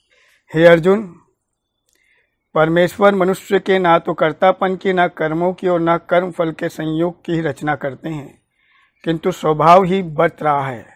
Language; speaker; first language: Hindi; native; Hindi